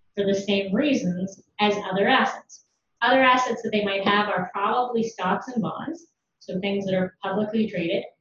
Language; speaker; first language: English; native; English